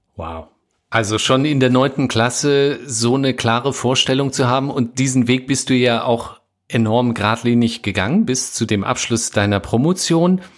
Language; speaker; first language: German; native; German